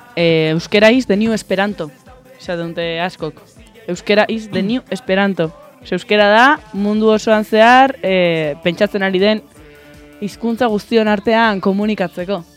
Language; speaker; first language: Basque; non-native, local second language; Spanish